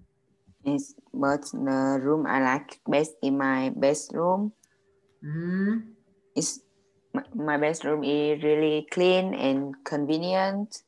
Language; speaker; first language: English; non-native, learner; Vietnamese